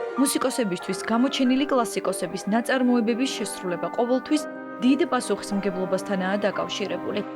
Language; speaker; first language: Georgian; native; Georgian